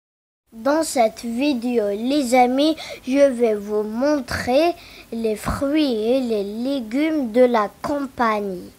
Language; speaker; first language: French; non-native, local second language; Arabic